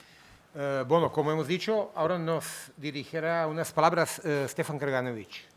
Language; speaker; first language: Spanish; native; Spanish